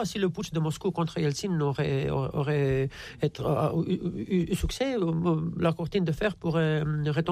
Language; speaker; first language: French; non-native, fluent; Romanian